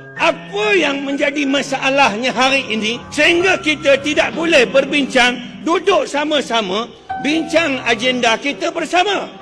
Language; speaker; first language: Malay; non-native, local second language; Chinese